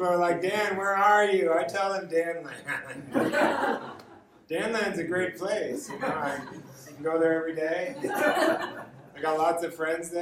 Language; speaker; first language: English; native; English